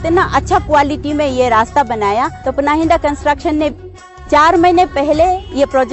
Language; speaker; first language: Hindi; non-native, local second language; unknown